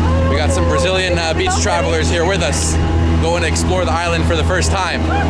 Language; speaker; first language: English; native; English